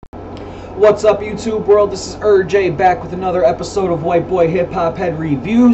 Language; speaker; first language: English; native; English